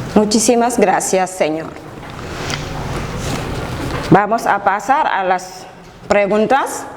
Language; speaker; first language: Spanish; non-native, fluent; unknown